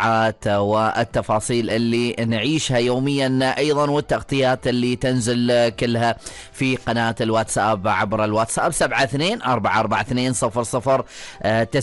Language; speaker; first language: Arabic; native; Arabic